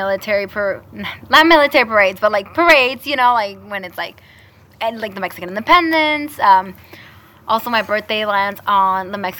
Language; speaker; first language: English; non-native, fluent; Spanish